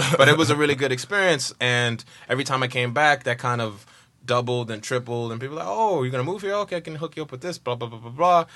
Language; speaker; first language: English; native; English